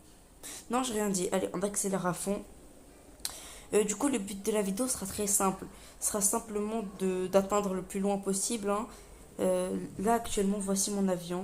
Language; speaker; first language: French; native; French